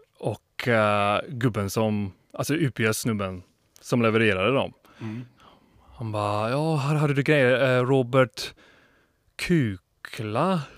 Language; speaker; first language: Swedish; non-native, fluent; English